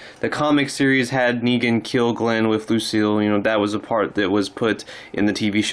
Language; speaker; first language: English; native; English